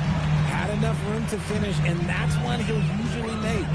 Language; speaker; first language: English; native; English